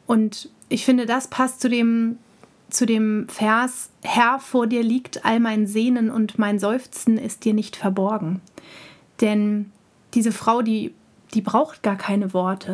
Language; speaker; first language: German; native; German